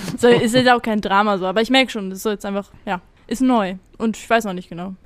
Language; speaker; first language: German; native; German